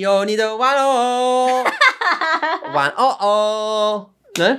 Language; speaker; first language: Chinese; non-native, learner; English